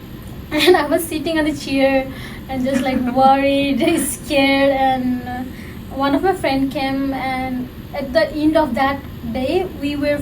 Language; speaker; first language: English; non-native, fluent; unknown